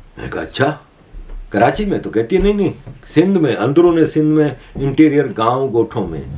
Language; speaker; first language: Urdu; native; Urdu